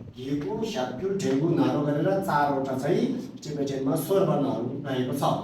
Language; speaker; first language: Nepali; non-native, local second language; Tibetan